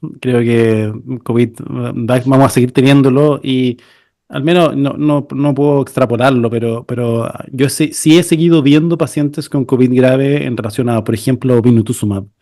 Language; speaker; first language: Spanish; native; Spanish